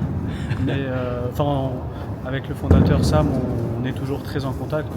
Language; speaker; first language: French; non-native, fluent; Russian